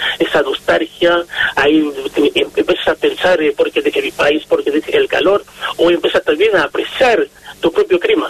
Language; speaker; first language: Spanish; non-native, fluent; Haitian Creole